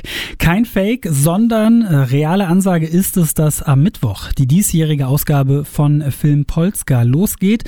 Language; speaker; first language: German; native; German